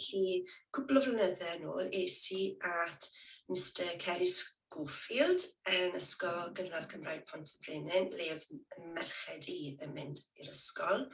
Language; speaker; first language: Welsh; native; Welsh